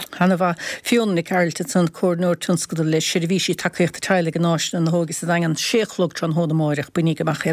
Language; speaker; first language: Irish; native; Irish